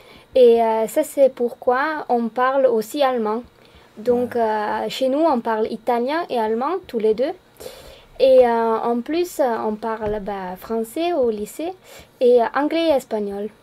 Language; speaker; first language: French; non-native, fluent; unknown